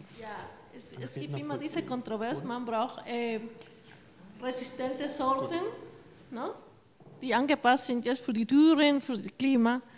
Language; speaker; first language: German; non-native, fluent; Spanish